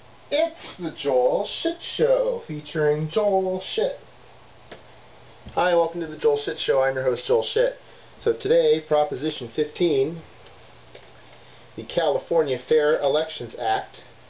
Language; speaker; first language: English; native; English